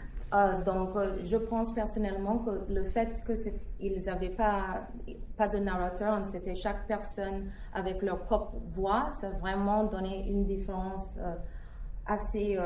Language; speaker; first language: French; non-native, fluent; English